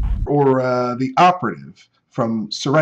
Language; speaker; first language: English; native; English